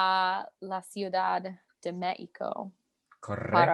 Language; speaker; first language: Spanish; non-native, learner; English